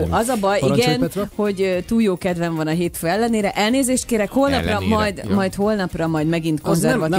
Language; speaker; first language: Hungarian; native; Hungarian